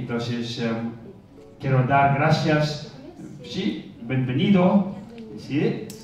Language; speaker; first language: Spanish; non-native, fluent; Tibetan